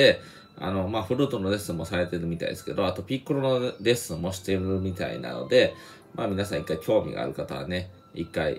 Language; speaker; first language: Japanese; native; Japanese